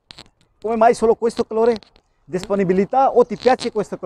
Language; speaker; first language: Italian; non-native, fluent; Urdu